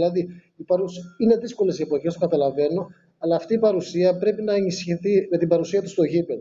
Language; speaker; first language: Greek; native; Greek